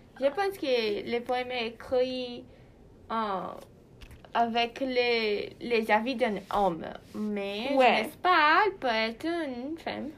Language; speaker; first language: French; non-native, learner; Portuguese